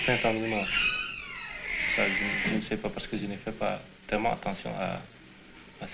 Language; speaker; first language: French; non-native, fluent; Indonesian